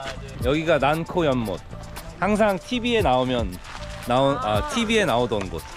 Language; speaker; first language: Korean; native; Korean